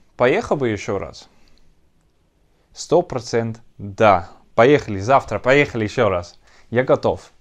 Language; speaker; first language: Russian; non-native, learner; Dutch